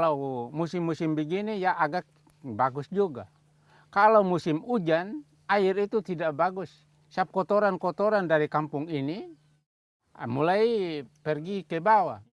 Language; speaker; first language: Indonesian; non-native, local second language; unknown